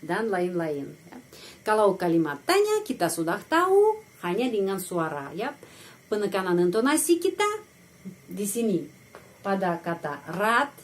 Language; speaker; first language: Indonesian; non-native, fluent; Russian